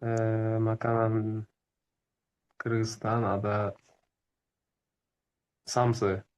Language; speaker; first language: Indonesian; non-native, learner; Kyrgyz